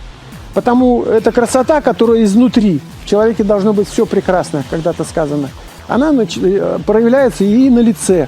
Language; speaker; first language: Russian; native; Russian